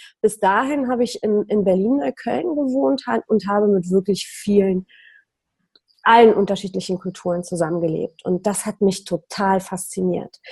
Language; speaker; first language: German; early bilingual, other home language; Polish